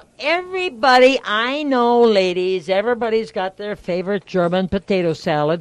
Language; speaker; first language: English; native; English